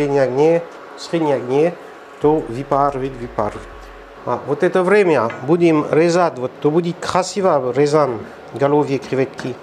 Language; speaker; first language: Russian; non-native, learner; French